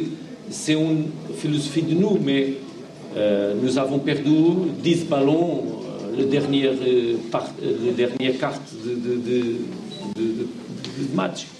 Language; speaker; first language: French; non-native, learner; Portuguese